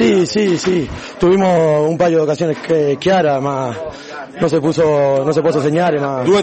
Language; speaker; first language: Italian; non-native, learner; Spanish